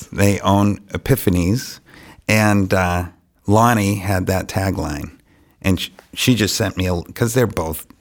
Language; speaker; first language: English; native; English